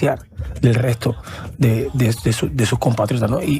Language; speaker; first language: Spanish; native; Spanish